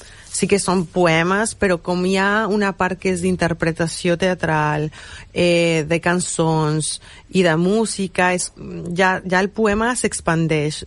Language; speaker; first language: Catalan; non-native, fluent; Spanish